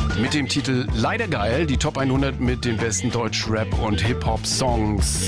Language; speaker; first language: German; native; German